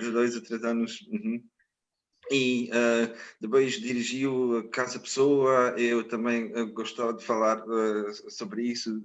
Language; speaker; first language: Portuguese; non-native, fluent; Croatian